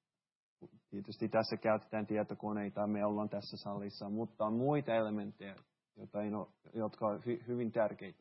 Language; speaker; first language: Finnish; early bilingual, heritage; Finnish